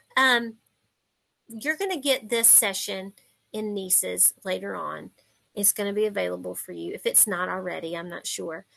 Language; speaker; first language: English; native; English